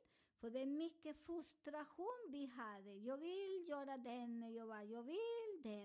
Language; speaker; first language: Swedish; non-native, fluent; Spanish